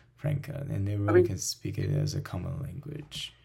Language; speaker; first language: English; non-native, fluent; Min Nan Chinese